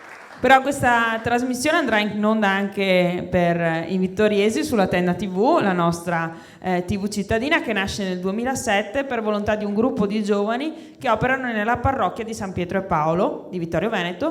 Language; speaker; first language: Italian; native; Italian